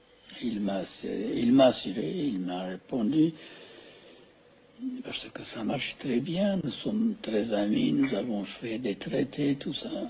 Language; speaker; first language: French; non-native, fluent; Amharic